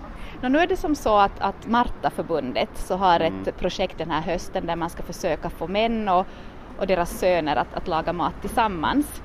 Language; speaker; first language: Swedish; native; Swedish